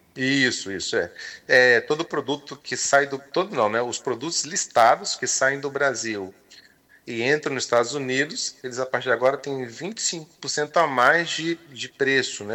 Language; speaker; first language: Portuguese; native; Portuguese